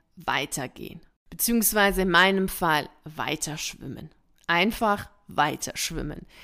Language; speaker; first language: German; native; German